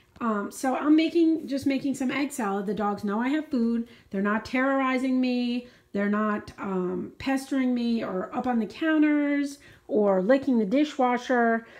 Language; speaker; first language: English; native; English